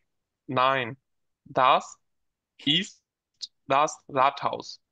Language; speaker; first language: German; non-native, learner; Bangla